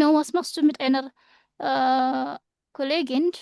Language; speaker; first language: German; non-native, fluent; Indonesian